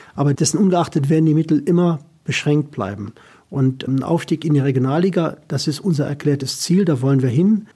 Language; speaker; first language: German; native; German